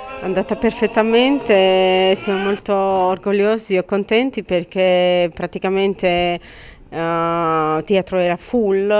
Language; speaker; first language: Italian; non-native, fluent; Georgian